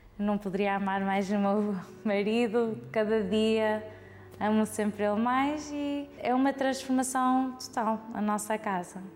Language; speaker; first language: Portuguese; early bilingual, heritage; Portuguese